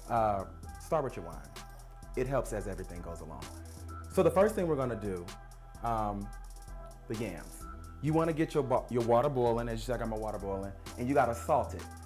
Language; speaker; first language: English; native; English